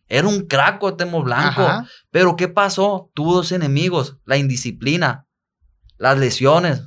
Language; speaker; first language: Spanish; native; Spanish